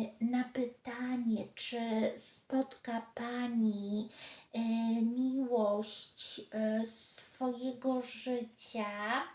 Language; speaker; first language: Polish; native; Polish